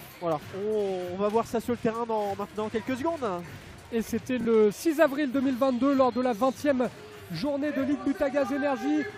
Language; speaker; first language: French; native; French